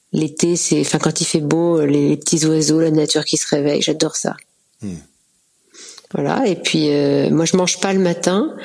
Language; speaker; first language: French; native; French